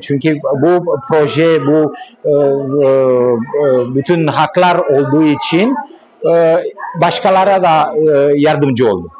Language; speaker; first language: Turkish; non-native, learner; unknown